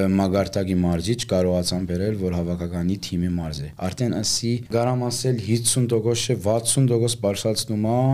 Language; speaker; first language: Armenian; early bilingual, heritage; Armenian